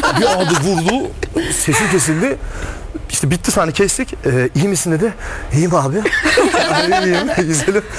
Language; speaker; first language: Turkish; native; Turkish